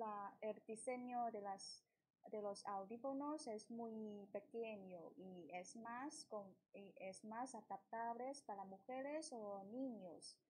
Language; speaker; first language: Spanish; non-native, learner; Chinese